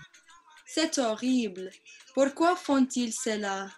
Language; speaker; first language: French; non-native, learner; English